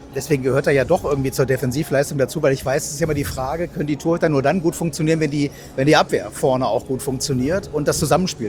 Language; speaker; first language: German; native; German